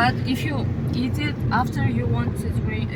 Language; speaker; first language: English; non-native, learner; Russian